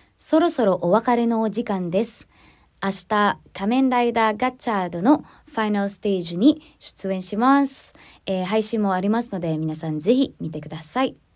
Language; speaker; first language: Japanese; non-native, fluent; Filipino